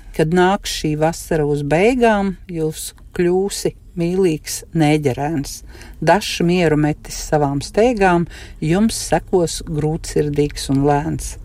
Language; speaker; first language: Russian; non-native, local second language; Latvian